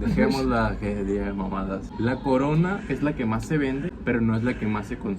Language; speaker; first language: Spanish; native; Spanish